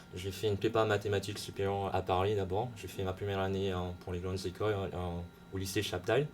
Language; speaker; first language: French; non-native, local second language; Hakka Chinese